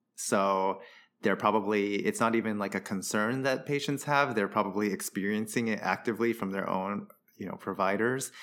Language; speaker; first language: English; early bilingual, other home language; Chinese